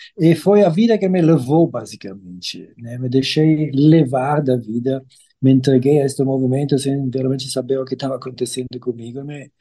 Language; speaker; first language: Portuguese; non-native, fluent; German